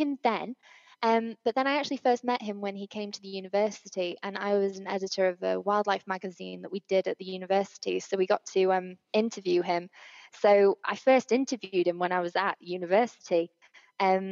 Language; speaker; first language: English; native; English